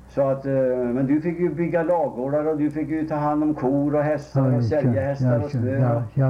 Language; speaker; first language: Swedish; native; Swedish